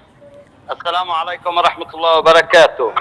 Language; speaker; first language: Arabic; native; Arabic